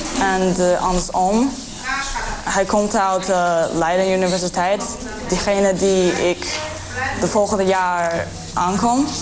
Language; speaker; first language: Dutch; non-native, learner; Chinese